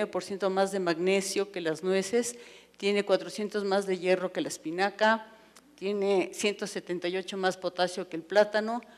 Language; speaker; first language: Spanish; native; Spanish